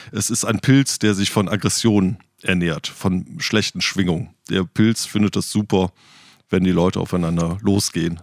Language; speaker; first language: German; native; German